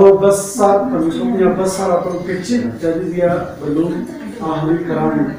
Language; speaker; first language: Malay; non-native, fluent; Turkish